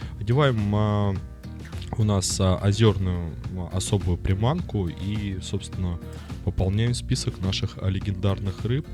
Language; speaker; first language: Russian; native; Russian